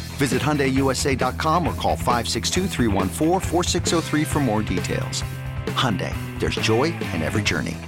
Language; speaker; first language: English; native; English